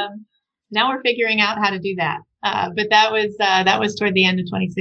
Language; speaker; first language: English; native; English